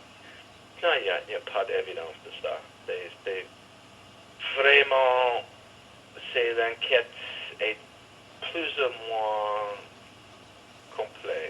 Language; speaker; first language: French; non-native, fluent; English